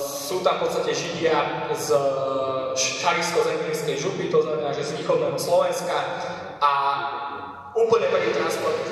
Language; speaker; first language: Slovak; native; Slovak